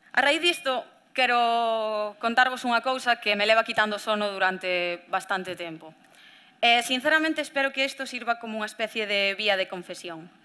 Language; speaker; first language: Galician; native; Galician